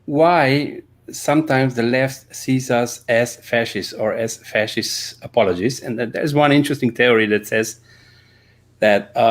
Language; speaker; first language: English; non-native, fluent; Slovenian